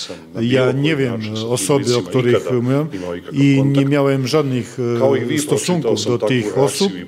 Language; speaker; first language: Polish; non-native, fluent; Serbian